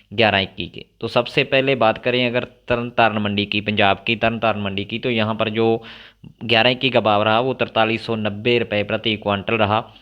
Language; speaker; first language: Hindi; non-native, local second language; Punjabi